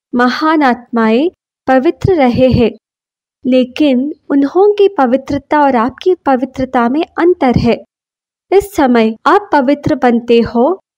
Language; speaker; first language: Hindi; non-native, local second language; Kannada